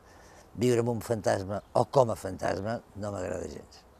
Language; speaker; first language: Catalan; native; Catalan